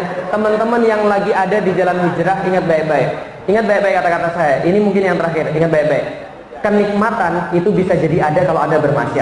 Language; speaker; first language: Indonesian; native; Indonesian